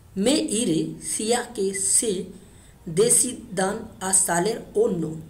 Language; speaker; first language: English; non-native, local second language; Hindi